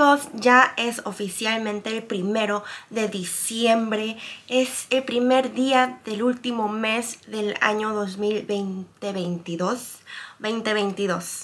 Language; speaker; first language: Spanish; early bilingual, other home language; Korean